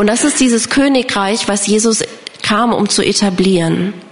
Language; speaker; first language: German; non-native, fluent; English